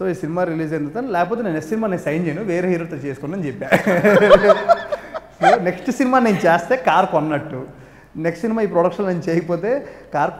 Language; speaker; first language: Telugu; native; Telugu